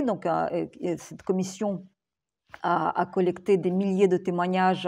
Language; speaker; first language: French; non-native, fluent; Ukrainian